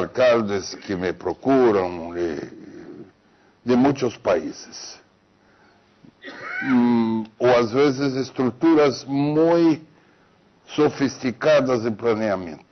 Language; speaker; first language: Spanish; non-native, fluent; Portuguese